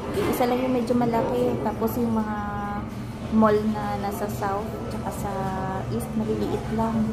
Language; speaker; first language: Filipino; native; Filipino